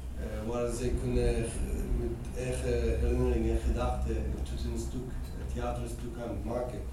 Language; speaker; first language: Dutch; non-native, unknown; Arabic